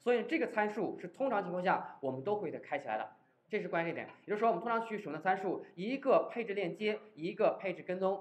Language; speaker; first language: Chinese; native; Chinese